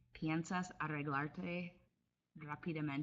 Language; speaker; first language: Spanish; non-native, fluent; English